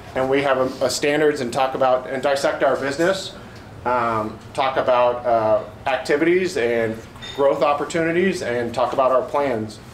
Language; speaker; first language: English; native; English